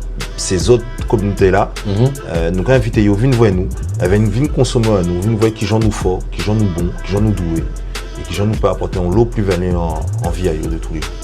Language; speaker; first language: French; non-native, local second language; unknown